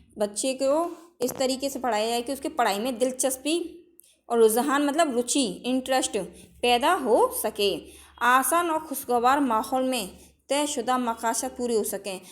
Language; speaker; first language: Urdu; native; Urdu